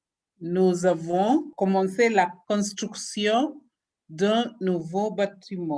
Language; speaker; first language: French; non-native, learner; English